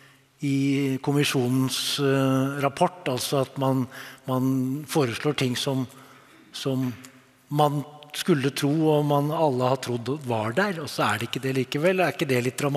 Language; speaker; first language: Norwegian; native; Norwegian